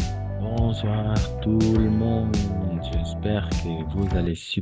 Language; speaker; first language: French; non-native, fluent; Spanish